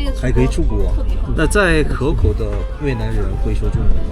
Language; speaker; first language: Chinese; non-native, learner; Korean